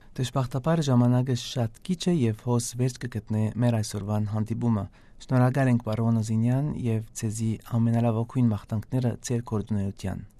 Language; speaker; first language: Armenian; early bilingual, heritage; Armenian